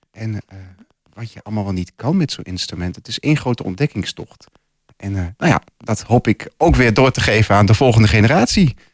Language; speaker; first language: Dutch; native; Dutch